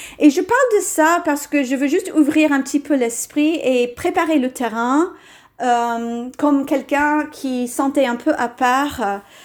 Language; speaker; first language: French; non-native, fluent; English